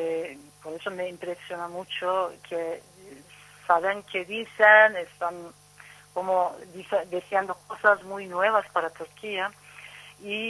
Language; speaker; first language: Spanish; non-native, fluent; Turkish